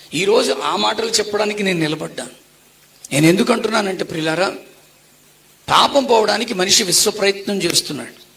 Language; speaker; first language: Telugu; non-native, local second language; Tamil